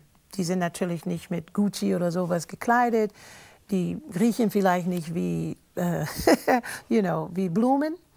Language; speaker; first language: German; non-native, fluent; English